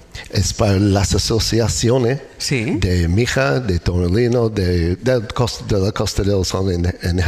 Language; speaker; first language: Spanish; non-native, learner; English